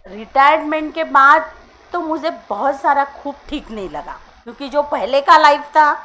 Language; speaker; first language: Hindi; non-native, local second language; Marathi